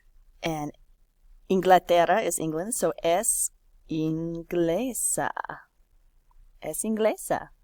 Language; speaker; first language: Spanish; non-native, fluent; English